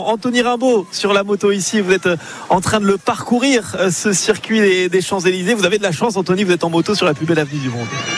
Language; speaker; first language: French; native; French